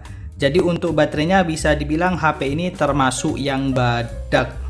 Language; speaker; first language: Indonesian; native; Indonesian